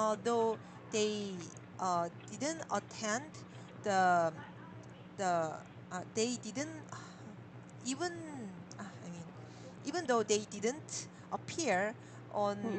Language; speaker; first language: English; non-native, learner; Korean